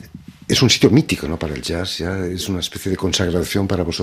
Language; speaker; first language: Spanish; native; Spanish